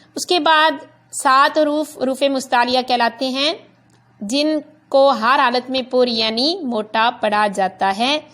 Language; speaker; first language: Urdu; non-native, local second language; Punjabi